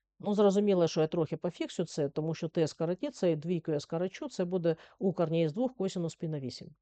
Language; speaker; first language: Ukrainian; native; Ukrainian